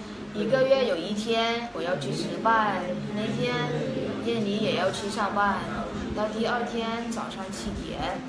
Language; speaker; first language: Chinese; non-native, fluent; Vietnamese